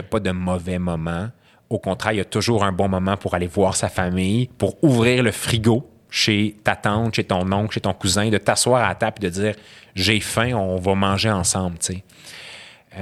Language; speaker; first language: French; native; French